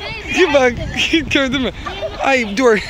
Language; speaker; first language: Turkish; non-native, learner; Dutch